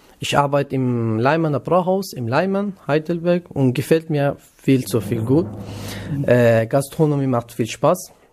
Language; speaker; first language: German; non-native, learner; Kurdish